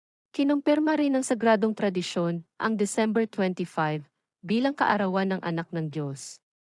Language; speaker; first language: Filipino; native; Filipino